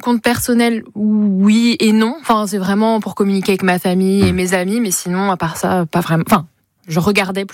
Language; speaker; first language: French; native; French